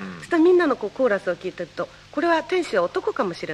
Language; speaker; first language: Japanese; native; Japanese